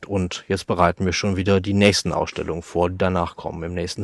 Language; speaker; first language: German; native; German